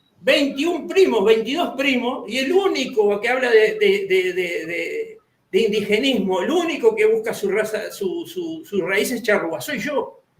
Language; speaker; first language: Spanish; native; Spanish